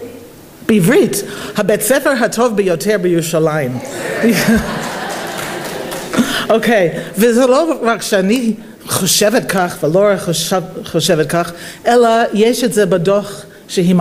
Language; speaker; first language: Hebrew; non-native, fluent; English